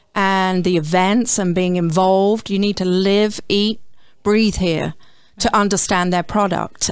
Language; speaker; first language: English; native; English